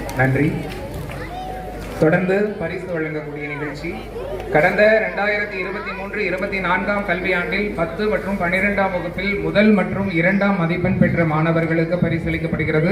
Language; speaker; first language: Tamil; native; Tamil